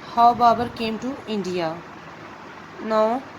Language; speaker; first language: English; non-native, local second language; Urdu